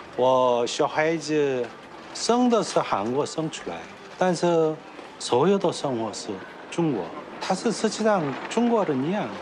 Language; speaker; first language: Chinese; non-native, learner; Korean